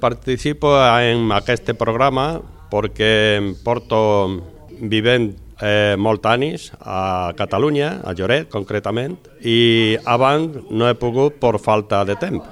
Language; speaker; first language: Catalan; non-native, learner; Spanish